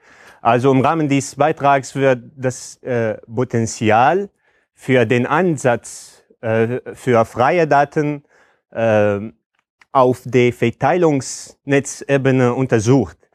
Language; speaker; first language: German; non-native, fluent; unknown